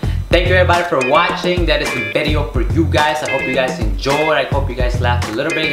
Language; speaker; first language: English; early bilingual, other home language; Spanish